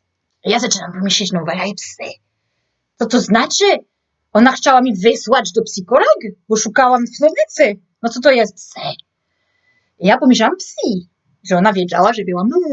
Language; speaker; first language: Polish; non-native, learner; French